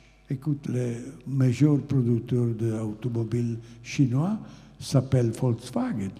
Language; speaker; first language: French; non-native, fluent; Italian